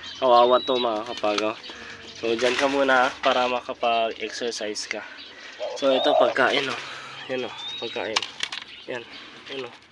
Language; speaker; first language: Filipino; non-native, local second language; Iloko